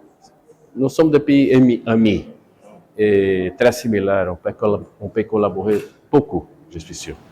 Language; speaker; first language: French; non-native, learner; Portuguese